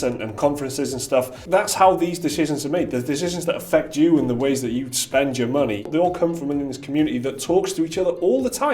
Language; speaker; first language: English; native; English